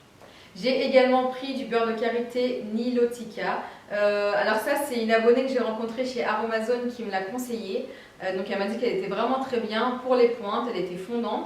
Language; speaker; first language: French; native; French